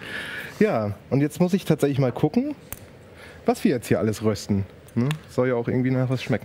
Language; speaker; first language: German; native; German